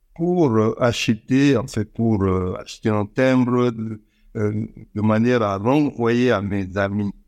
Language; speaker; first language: French; non-native, local second language; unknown